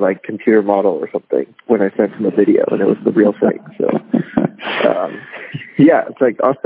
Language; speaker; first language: English; non-native, local second language; Cantonese